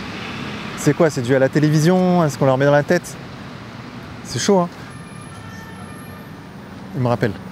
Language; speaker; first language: French; native; French